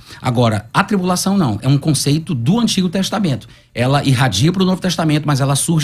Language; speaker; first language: Portuguese; native; Portuguese